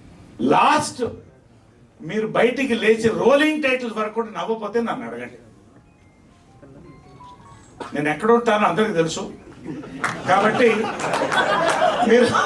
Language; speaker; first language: Telugu; native; Telugu